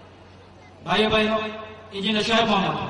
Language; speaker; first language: Urdu; native; Urdu